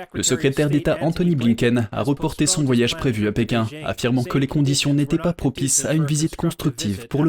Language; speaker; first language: French; native; French